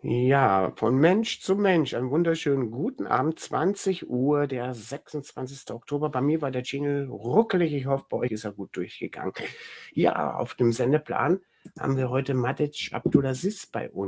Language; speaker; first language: German; native; German